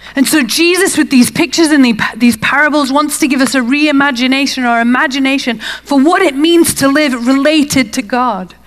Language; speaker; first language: English; native; English